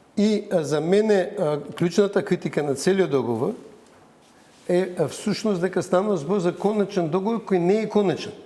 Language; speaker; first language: Macedonian; native; Macedonian